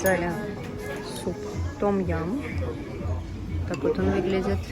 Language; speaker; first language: Russian; native; Russian